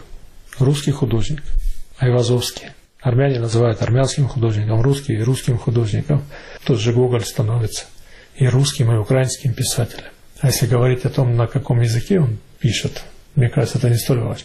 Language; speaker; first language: Russian; native; Russian